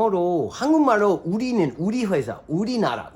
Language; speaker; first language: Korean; non-native, learner; English